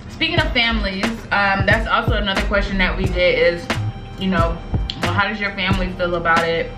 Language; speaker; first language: English; native; English